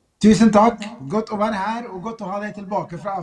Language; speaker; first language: Swedish; non-native, fluent; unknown